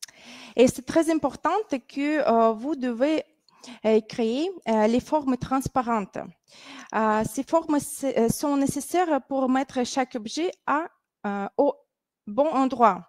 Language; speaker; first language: French; non-native, fluent; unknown